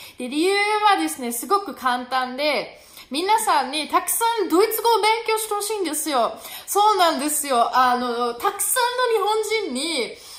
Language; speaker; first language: Japanese; non-native, fluent; German